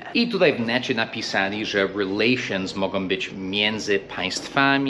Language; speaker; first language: Polish; non-native, fluent; English